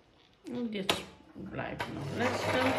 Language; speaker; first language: German; non-native, fluent; Croatian